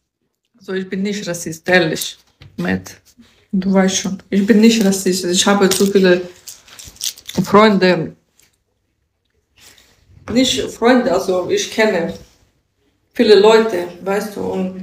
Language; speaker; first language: German; non-native, learner; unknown